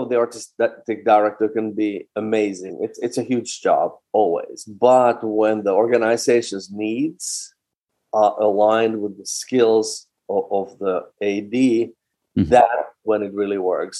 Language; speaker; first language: English; non-native, fluent; Finnish